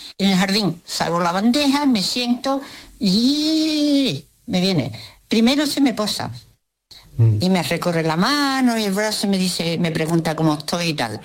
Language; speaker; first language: Spanish; early bilingual, other home language; Russian